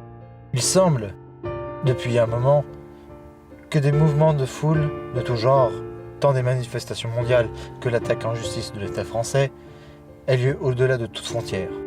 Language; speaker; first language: French; native; French